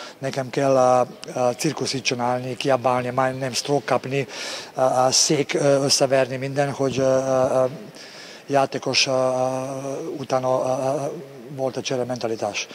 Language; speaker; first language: Hungarian; non-native, learner; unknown